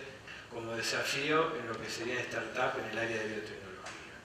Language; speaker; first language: Spanish; native; Spanish